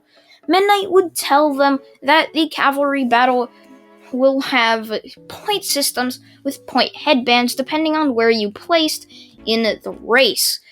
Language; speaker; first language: English; native; English